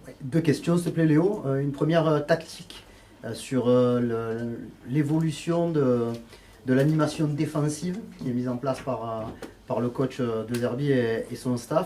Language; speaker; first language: French; native; French